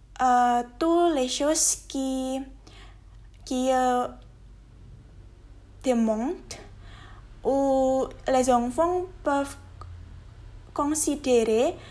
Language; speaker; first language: French; non-native, learner; Indonesian